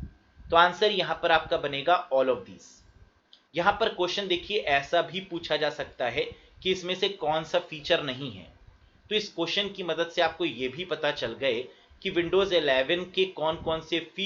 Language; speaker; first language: Hindi; native; Hindi